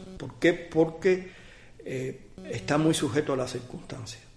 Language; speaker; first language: Spanish; native; Spanish